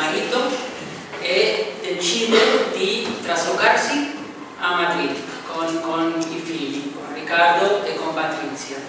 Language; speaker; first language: Italian; non-native, fluent; Spanish